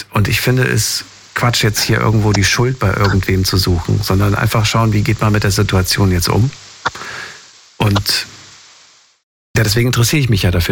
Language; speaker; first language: German; native; German